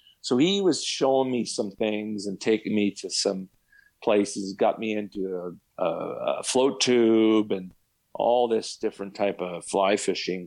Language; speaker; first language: English; native; English